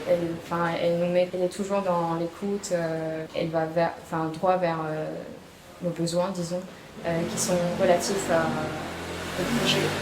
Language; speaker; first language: French; non-native, local second language; Arabic